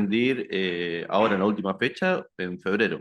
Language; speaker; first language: Spanish; native; Spanish